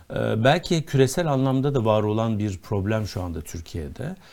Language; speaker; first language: Turkish; native; Turkish